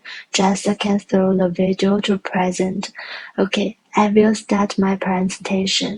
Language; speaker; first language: English; non-native, learner; Chinese